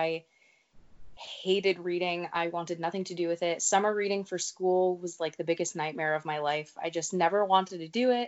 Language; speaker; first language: English; native; English